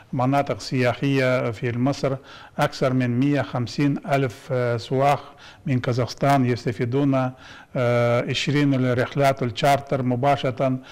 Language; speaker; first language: Arabic; non-native, fluent; Kazakh